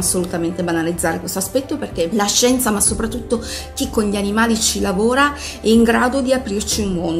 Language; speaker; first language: Italian; native; Italian